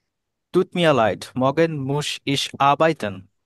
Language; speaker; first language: German; non-native, learner; Bangla